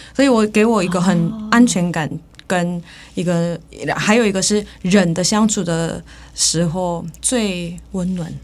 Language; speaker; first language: Chinese; non-native, fluent; Korean